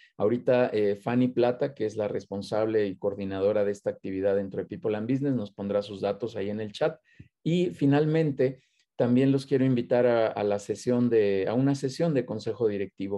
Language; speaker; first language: Spanish; native; Spanish